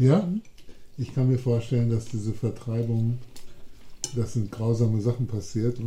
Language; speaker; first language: German; native; German